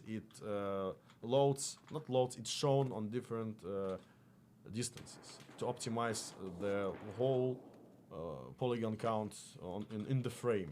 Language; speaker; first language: English; non-native, fluent; Russian